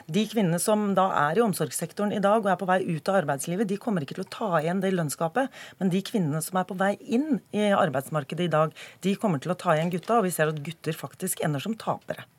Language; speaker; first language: Norwegian; native; Norwegian